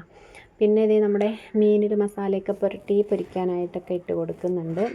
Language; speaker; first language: Malayalam; native; Malayalam